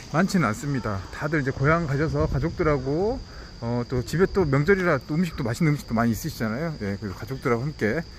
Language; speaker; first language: Korean; native; Korean